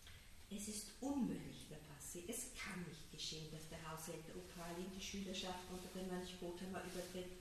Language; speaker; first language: German; native; German